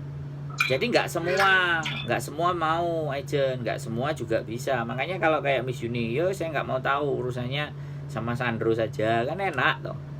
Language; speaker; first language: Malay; non-native, local second language; Javanese